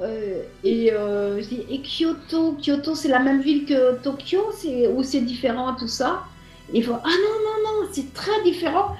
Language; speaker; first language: French; native; French